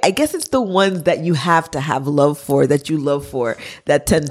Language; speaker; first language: English; early bilingual, other home language; Haitian Creole